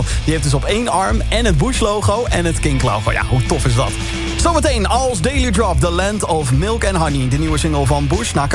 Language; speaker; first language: Dutch; native; Dutch